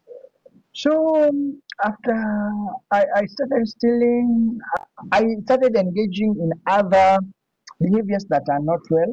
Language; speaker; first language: English; non-native, local second language; Swahili